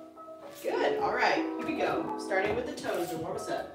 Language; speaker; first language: English; native; English